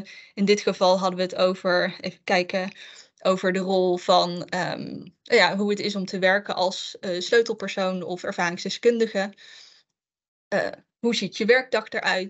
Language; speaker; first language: Dutch; native; Dutch